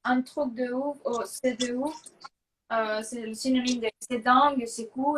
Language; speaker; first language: French; non-native, fluent; Spanish